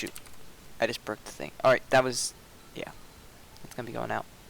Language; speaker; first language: English; native; English